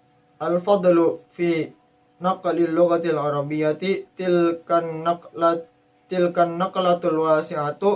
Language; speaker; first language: Arabic; non-native, learner; Indonesian